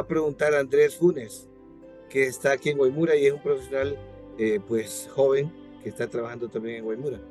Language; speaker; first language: Spanish; native; Spanish